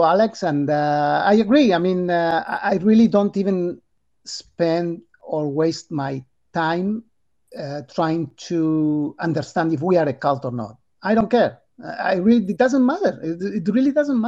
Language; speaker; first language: English; non-native, fluent; Spanish